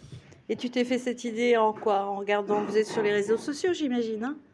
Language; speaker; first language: French; native; French